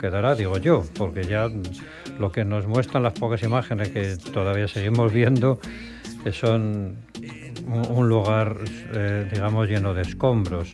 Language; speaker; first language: Spanish; native; Spanish